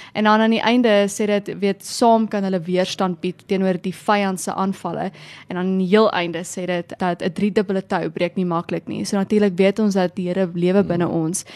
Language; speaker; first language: Afrikaans; native; Afrikaans